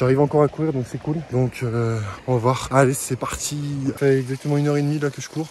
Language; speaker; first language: French; native; French